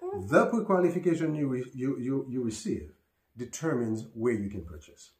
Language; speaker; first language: English; non-native, fluent; Haitian Creole